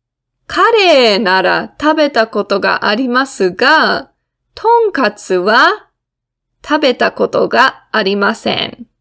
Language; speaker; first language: Japanese; non-native, fluent; English